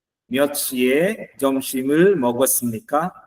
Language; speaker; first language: Korean; non-native, fluent; Filipino